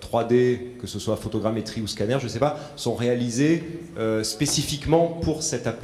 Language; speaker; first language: French; native; French